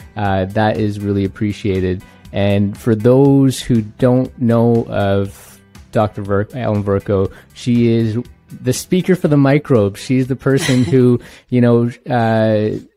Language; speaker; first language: English; native; English